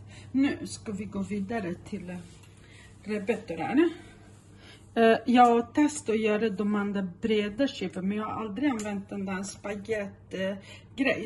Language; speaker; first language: Swedish; non-native, local second language; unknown